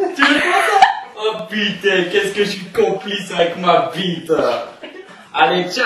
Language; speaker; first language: French; native; French